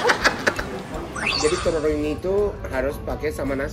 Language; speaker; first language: Indonesian; non-native, fluent; Japanese